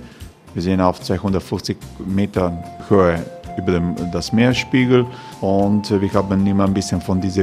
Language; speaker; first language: German; non-native, fluent; Croatian